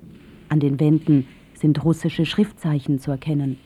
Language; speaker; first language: German; native; German